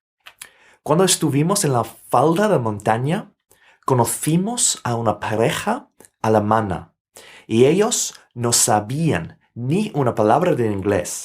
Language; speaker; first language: Spanish; non-native, fluent; English